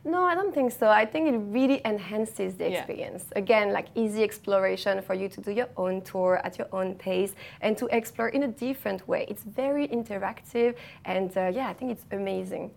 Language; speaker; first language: English; non-native, fluent; French